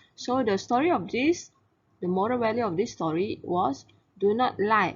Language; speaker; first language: English; non-native, local second language; Chinese